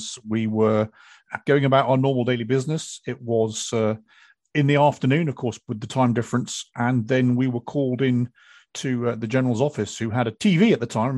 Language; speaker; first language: English; native; English